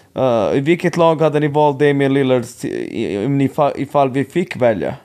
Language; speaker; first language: Swedish; native; Swedish